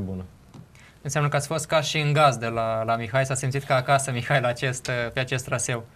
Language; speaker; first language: Romanian; native; Romanian